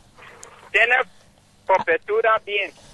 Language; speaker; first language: Spanish; non-native, learner; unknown